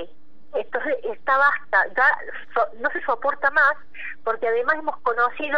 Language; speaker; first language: Spanish; native; Spanish